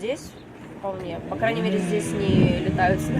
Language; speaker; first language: Russian; native; Russian